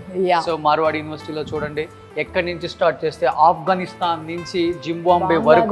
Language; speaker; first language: Telugu; native; Telugu